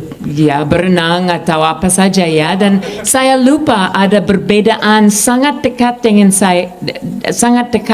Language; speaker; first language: Indonesian; non-native, fluent; English